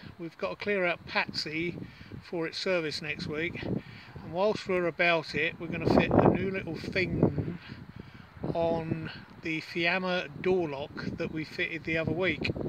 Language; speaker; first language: English; native; English